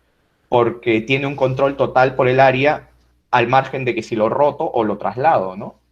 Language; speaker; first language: Spanish; native; Spanish